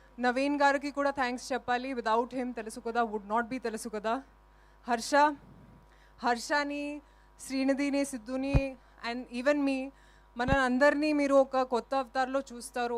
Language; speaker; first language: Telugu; non-native, fluent; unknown